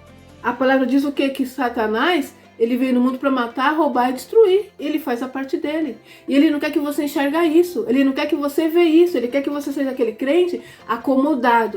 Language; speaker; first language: Portuguese; native; Portuguese